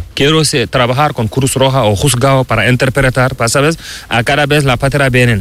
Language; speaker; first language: Spanish; non-native, learner; Fula